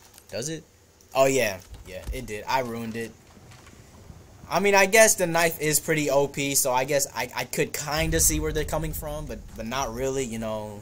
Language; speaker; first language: English; native; English